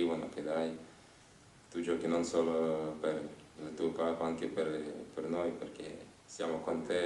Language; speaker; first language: Italian; non-native, learner; Ukrainian